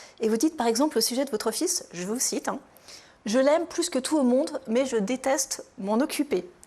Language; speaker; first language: French; native; French